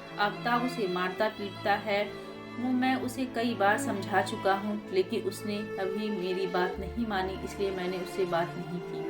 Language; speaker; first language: Hindi; native; Hindi